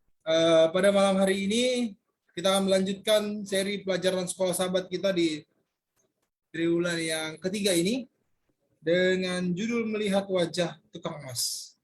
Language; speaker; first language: Indonesian; native; Indonesian